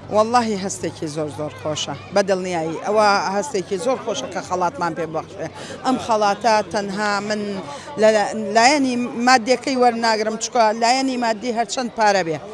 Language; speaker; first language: Central Kurdish; native; Central Kurdish